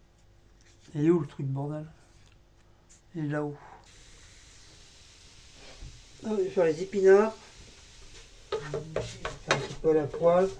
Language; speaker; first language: French; native; French